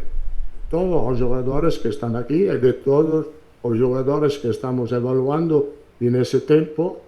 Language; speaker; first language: Portuguese; non-native, learner; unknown